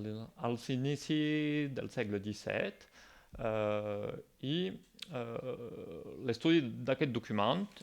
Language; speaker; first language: Catalan; non-native, local second language; French